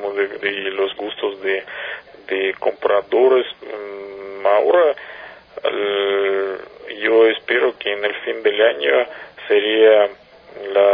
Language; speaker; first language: Spanish; non-native, learner; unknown